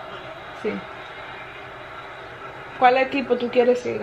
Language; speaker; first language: Spanish; early bilingual, heritage; Spanish